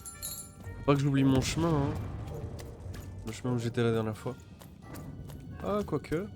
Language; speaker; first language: French; native; French